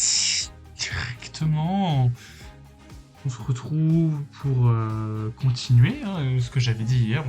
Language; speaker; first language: French; native; French